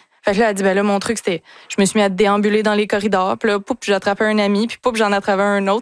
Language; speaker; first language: French; native; French